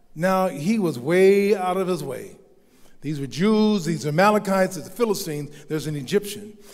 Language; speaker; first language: English; native; English